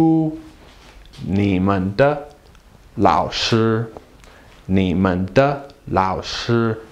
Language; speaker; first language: Chinese; non-native, fluent; English